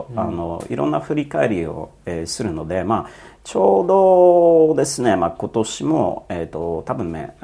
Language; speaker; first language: Japanese; non-native, fluent; Polish